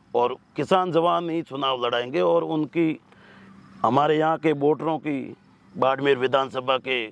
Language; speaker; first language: Hindi; native; Hindi